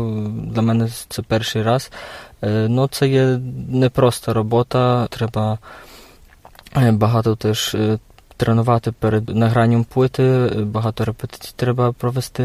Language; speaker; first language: Ukrainian; early bilingual, heritage; Ukrainian